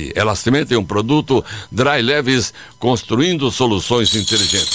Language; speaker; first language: Portuguese; native; Portuguese